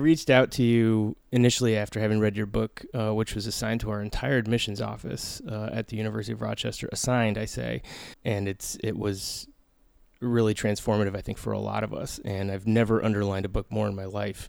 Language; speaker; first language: English; native; English